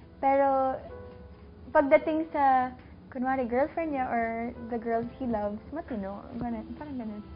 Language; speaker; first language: Filipino; early bilingual, other home language; English